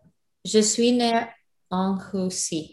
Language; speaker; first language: French; non-native, learner; Russian